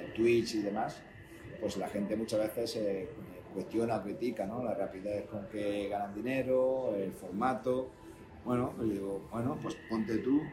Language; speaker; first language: Spanish; native; Spanish